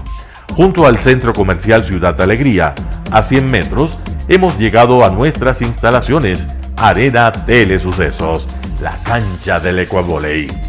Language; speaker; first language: Spanish; native; Spanish